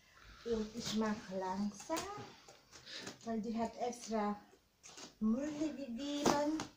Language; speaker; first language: German; non-native, learner; Filipino